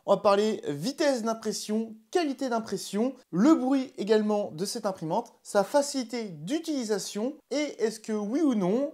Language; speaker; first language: French; native; French